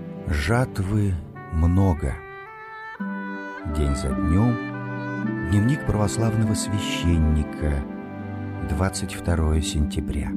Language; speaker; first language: Russian; native; Russian